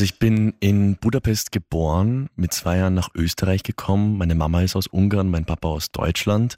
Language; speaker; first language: German; native; German